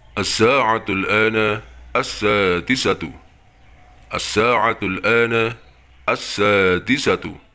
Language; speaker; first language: Arabic; non-native, fluent; Indonesian